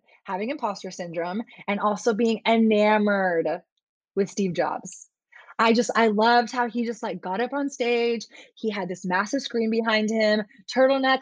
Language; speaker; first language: English; native; English